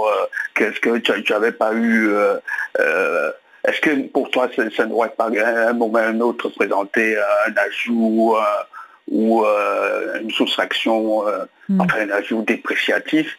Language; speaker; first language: French; native; French